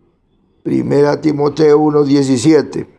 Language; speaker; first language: Spanish; native; Spanish